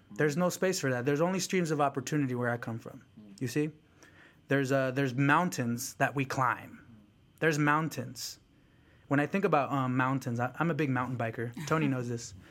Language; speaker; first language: English; early bilingual, other home language; Spanish